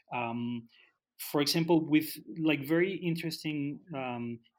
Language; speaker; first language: English; non-native, fluent; Spanish